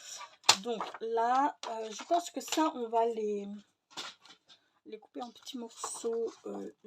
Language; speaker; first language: French; native; French